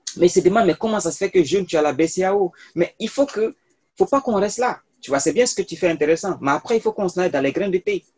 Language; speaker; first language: French; non-native, local second language; Mossi